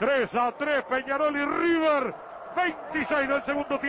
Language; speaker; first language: Spanish; native; Spanish